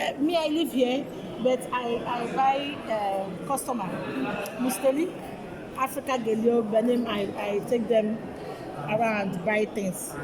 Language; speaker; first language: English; non-native, learner; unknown